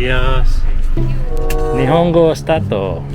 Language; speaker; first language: Japanese; non-native, learner; Filipino